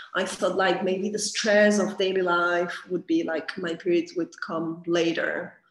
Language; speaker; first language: English; non-native, fluent; Catalan